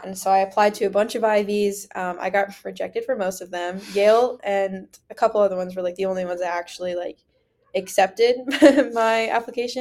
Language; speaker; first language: English; native; English